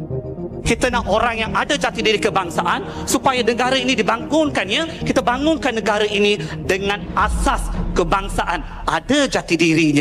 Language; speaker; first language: Malay; native; Malay